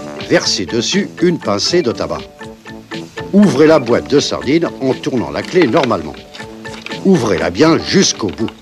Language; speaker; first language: French; native; French